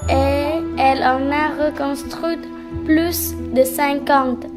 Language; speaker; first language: French; non-native, learner; Khmer